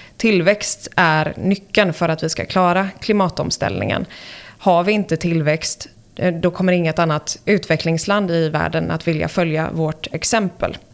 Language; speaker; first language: Swedish; native; Swedish